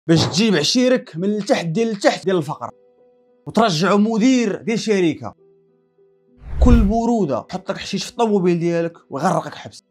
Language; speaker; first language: Arabic; native; Arabic